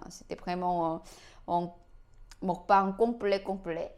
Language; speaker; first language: French; non-native, learner; Korean